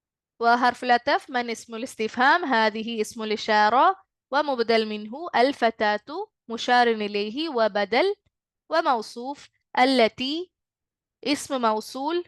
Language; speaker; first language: Arabic; non-native, fluent; Malayalam